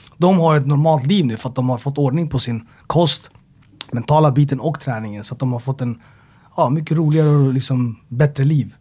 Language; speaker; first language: Swedish; early bilingual, other home language; Amharic